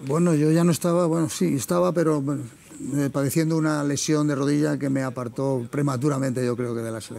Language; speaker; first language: Spanish; native; Spanish